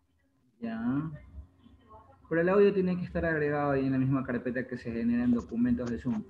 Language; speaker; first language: Spanish; native; Spanish